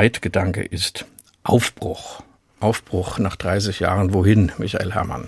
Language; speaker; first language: German; native; German